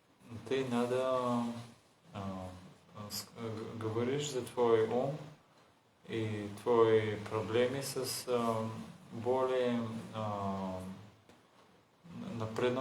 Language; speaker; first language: Russian; non-native, learner; Bulgarian